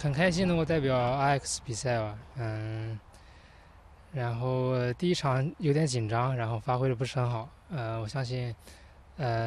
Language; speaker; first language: Dutch; non-native, learner; Chinese